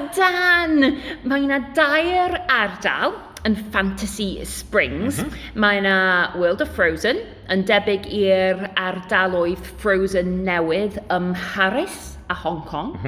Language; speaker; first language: Welsh; non-native, learner; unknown